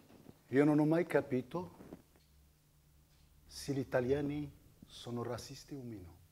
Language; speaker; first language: Italian; non-native, fluent; Arabic